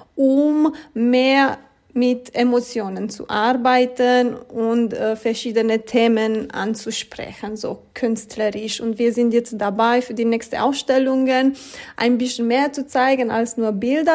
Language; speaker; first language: German; non-native, fluent; Romanian